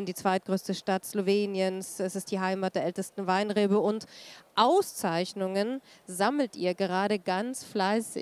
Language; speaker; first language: German; native; German